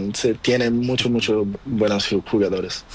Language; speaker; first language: Spanish; non-native, learner; Portuguese